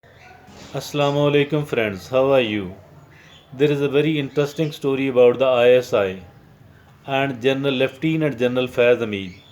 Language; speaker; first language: English; non-native, local second language; Urdu